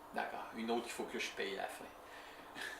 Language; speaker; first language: French; native; French